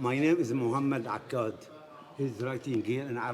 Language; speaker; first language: English; non-native, learner; Arabic